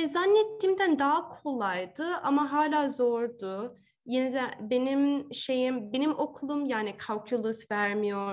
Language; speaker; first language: Turkish; early bilingual, heritage; Turkish